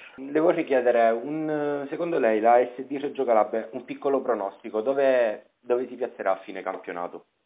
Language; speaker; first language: Italian; native; Italian